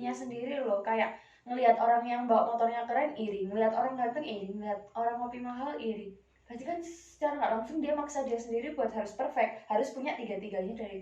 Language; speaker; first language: Indonesian; native; Indonesian